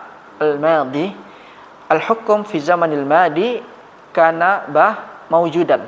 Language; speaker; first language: Arabic; non-native, fluent; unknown